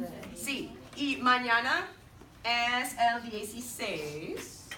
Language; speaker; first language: Spanish; non-native, fluent; English